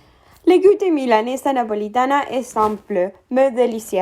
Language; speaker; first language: French; non-native, learner; Spanish